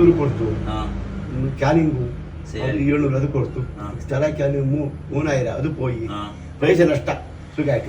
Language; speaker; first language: Malayalam; non-native, learner; Kannada